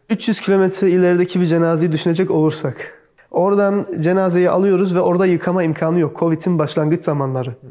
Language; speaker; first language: Turkish; early bilingual, heritage; Turkish